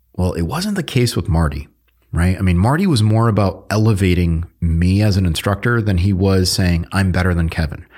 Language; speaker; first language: English; early bilingual, other home language; Filipino